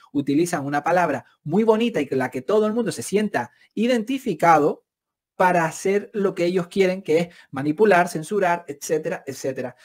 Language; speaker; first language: Spanish; native; Spanish